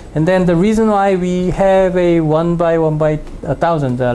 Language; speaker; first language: English; non-native, fluent; Korean